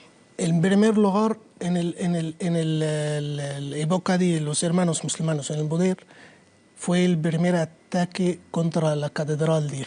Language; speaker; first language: Spanish; non-native, learner; Arabic